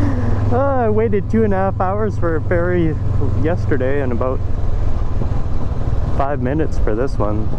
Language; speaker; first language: English; native; English